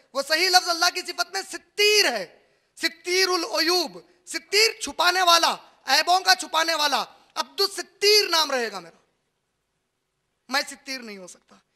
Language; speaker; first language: Hindi; native; Hindi